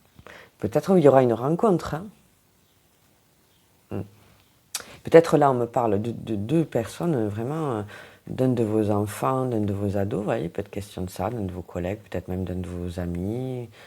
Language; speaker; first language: French; native; French